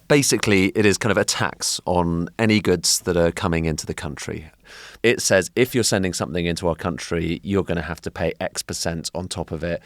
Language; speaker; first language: English; native; English